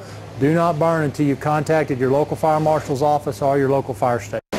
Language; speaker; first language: English; native; English